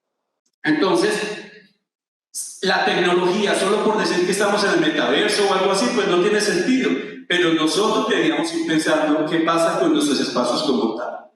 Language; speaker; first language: Spanish; native; Spanish